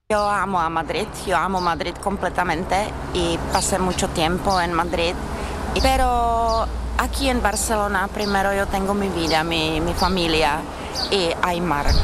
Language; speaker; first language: Spanish; non-native, learner; Czech